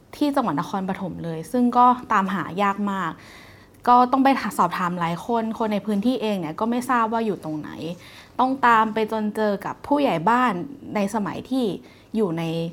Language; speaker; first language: Thai; native; Thai